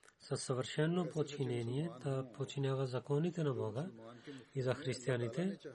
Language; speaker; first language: Bulgarian; non-native, learner; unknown